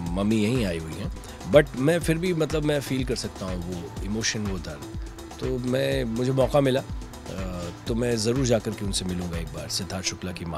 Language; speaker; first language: Hindi; native; Hindi